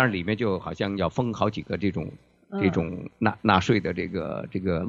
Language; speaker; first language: Chinese; native; Chinese